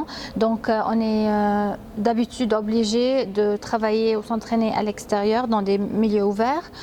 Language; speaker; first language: French; non-native, fluent; Arabic